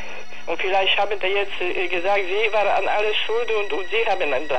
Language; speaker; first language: German; non-native, learner; Polish